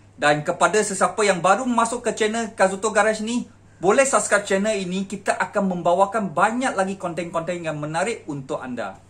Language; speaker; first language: Malay; native; Malay